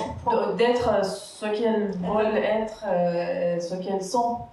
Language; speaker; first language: French; non-native, fluent; Persian